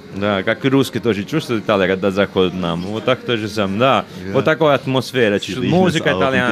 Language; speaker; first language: Russian; non-native, learner; Italian